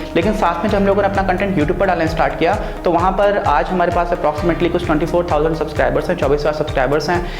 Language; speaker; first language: Hindi; native; Hindi